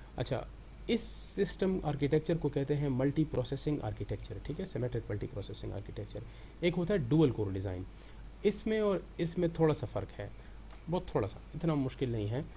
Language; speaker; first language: Urdu; non-native, local second language; Pashto